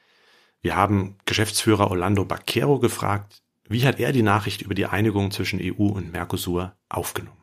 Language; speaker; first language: German; native; German